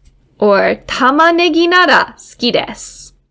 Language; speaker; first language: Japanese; non-native, fluent; English